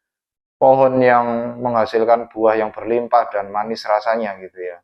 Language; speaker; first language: Indonesian; native; Indonesian